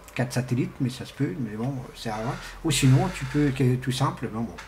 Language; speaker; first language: French; non-native, fluent; Portuguese